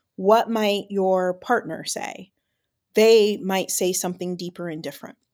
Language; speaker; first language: English; native; English